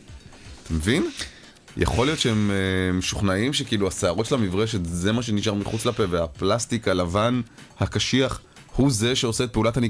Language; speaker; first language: Hebrew; native; Hebrew